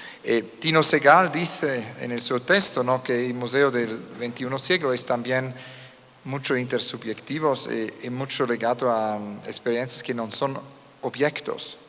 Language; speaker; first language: Spanish; non-native, learner; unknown